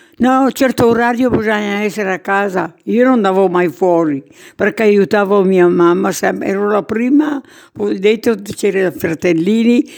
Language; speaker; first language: Italian; native; Italian